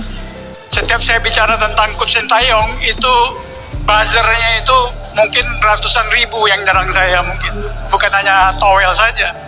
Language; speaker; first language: Indonesian; native; Indonesian